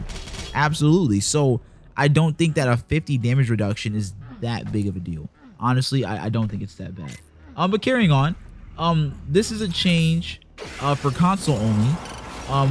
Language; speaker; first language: English; native; English